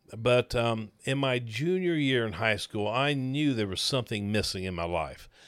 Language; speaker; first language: English; native; English